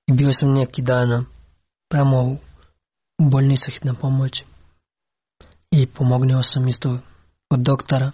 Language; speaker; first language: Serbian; non-native, learner; Pashto